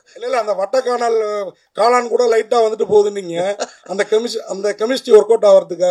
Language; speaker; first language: Tamil; native; Tamil